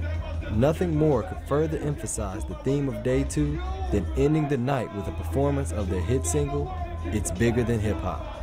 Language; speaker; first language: English; native; English